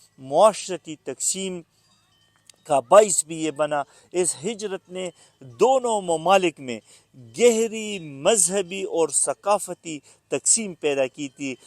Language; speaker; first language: Urdu; non-native, local second language; Pashto